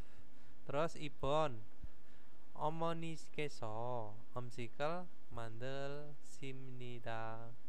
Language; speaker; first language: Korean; non-native, fluent; Indonesian